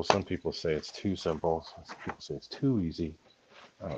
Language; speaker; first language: English; native; English